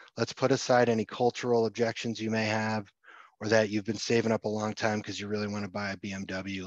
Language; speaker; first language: English; native; English